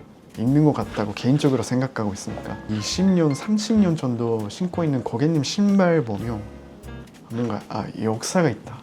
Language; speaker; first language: Korean; non-native, fluent; Japanese